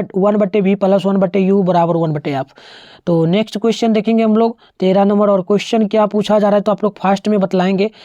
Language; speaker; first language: Hindi; native; Hindi